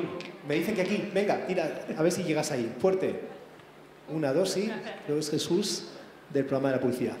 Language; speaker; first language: Spanish; native; Spanish